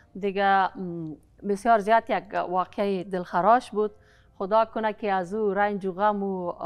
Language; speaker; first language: Persian; non-native, local second language; Pashto